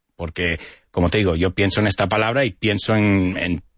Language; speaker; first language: Spanish; non-native, fluent; English